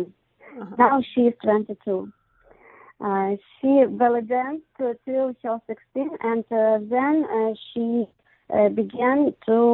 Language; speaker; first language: English; non-native, learner; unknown